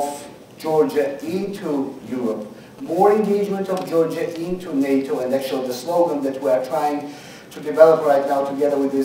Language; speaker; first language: English; non-native, fluent; Georgian